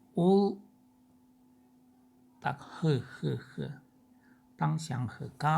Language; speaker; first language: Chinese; non-native, learner; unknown